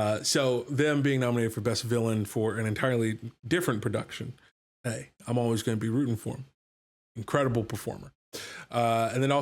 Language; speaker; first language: English; native; English